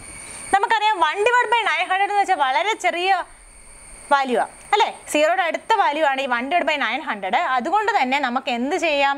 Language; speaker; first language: Malayalam; native; Malayalam